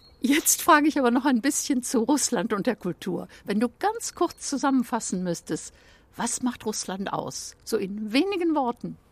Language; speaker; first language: German; native; German